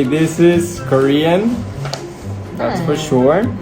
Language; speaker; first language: English; non-native, fluent; German